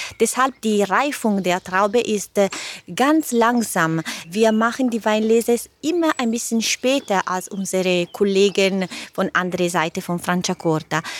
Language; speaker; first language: German; non-native, learner; Italian